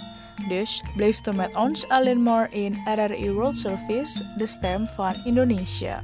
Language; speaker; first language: Dutch; non-native, fluent; Indonesian